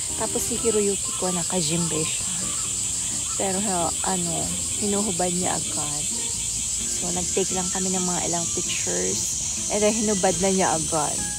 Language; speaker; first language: Filipino; native; Filipino